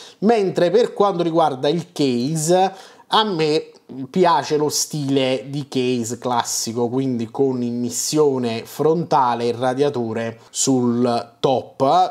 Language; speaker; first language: Italian; native; Italian